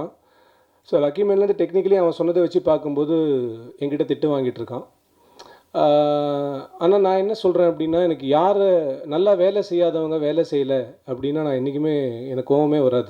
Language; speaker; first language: Tamil; native; Tamil